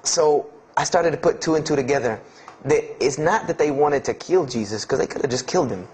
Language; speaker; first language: English; native; English